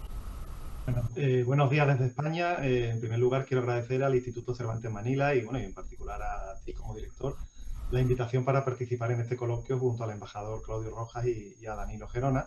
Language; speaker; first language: Spanish; native; Spanish